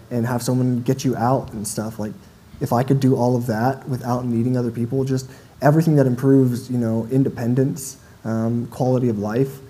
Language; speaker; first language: English; native; English